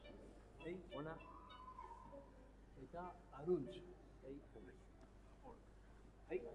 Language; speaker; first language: Basque; non-native, local second language; Spanish